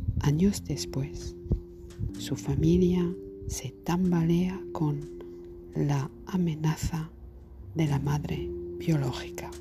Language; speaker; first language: Spanish; non-native, learner; French